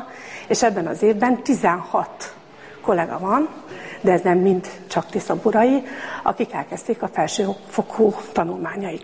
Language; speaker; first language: Hungarian; native; Hungarian